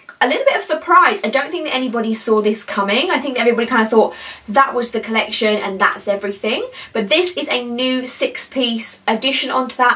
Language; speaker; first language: English; native; English